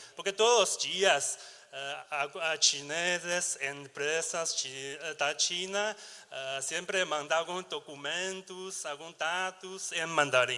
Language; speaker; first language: Portuguese; non-native, learner; Chinese